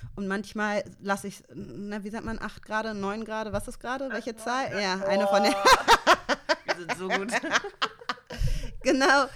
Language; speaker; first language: German; native; German